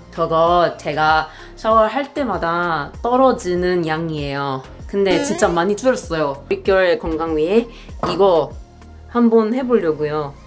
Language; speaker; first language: Korean; non-native, fluent; English